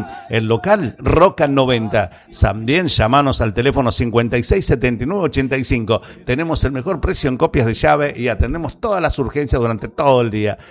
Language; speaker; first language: Spanish; native; Spanish